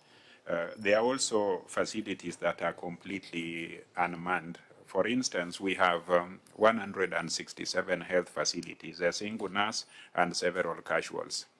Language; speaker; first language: English; non-native, local second language; Luo (Kenya and Tanzania)